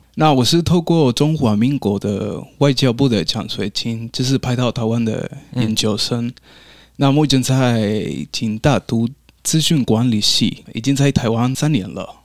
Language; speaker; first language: Chinese; non-native, fluent; Spanish